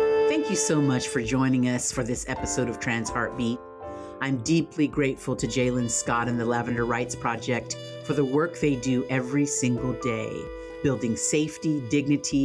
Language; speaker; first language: English; native; English